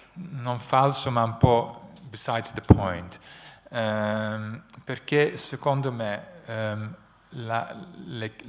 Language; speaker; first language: Italian; non-native, fluent; Dutch